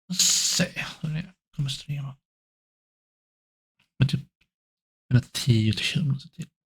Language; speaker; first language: Swedish; non-native, learner; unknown